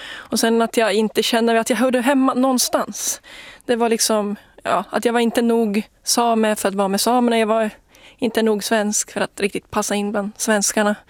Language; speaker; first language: Swedish; native; Swedish